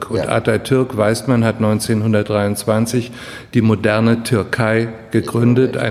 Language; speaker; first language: German; native; German